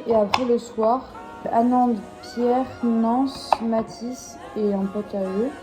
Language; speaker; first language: French; native; French